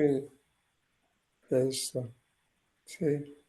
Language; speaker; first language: Spanish; non-native, learner; Persian